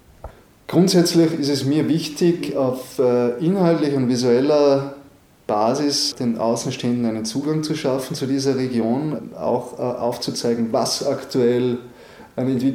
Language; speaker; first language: German; native; German